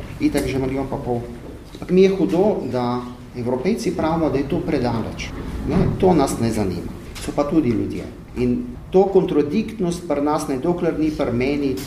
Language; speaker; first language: Slovenian; early bilingual, other home language; Arabic